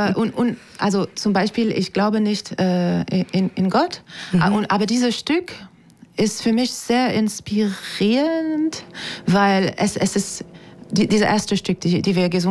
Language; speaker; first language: German; non-native, fluent; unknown